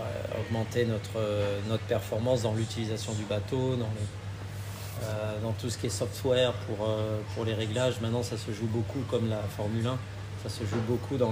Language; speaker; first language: French; native; French